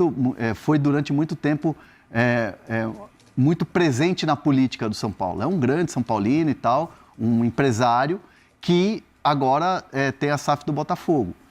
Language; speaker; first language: Portuguese; native; Portuguese